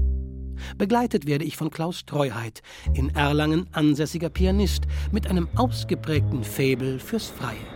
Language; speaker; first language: German; native; German